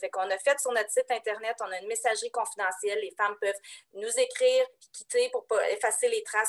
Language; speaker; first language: French; native; French